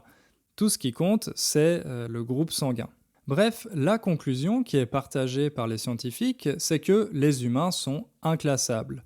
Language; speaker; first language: French; native; French